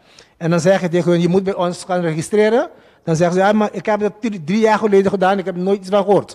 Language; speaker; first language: Dutch; non-native, local second language; Papiamento